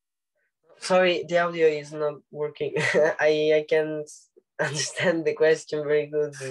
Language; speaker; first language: English; non-native, learner; Italian